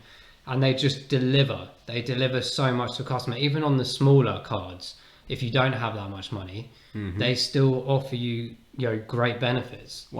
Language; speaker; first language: English; native; English